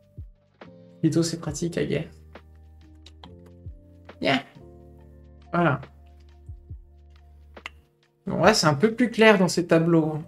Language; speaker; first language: French; native; French